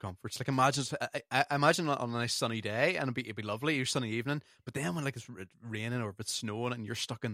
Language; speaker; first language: English; native; English